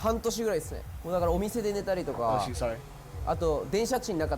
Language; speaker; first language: Japanese; native; Japanese